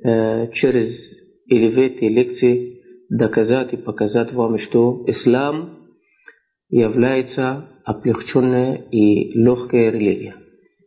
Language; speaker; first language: Russian; non-native, fluent; Arabic